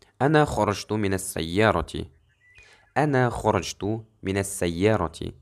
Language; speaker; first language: Arabic; non-native, fluent; Kazakh